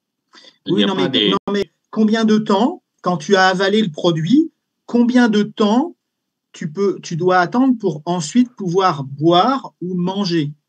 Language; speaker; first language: French; native; French